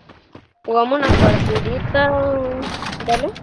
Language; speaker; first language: Spanish; native; Spanish